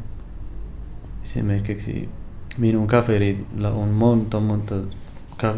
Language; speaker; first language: Finnish; non-native, learner; Arabic